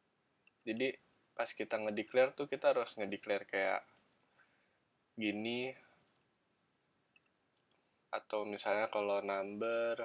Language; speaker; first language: Indonesian; native; Indonesian